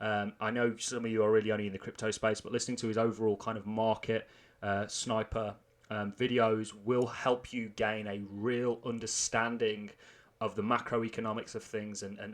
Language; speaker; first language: English; native; English